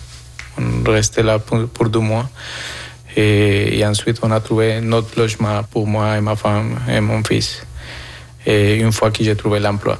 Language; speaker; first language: French; non-native, fluent; Spanish